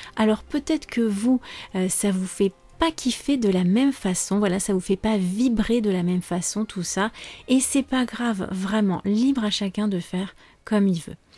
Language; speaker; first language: French; native; French